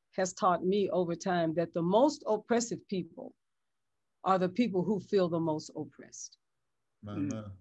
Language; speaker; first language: English; native; English